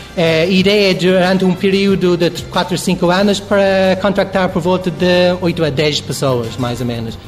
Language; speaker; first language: Portuguese; non-native, fluent; English